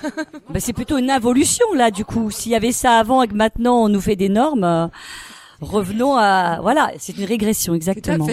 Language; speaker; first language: French; native; French